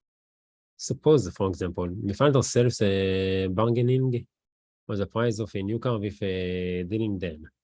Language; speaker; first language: English; non-native, learner; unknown